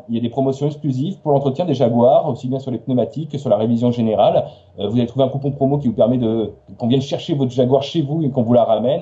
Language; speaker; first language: French; native; French